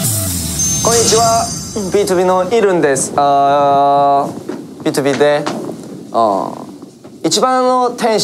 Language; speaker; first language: Japanese; non-native, learner; Korean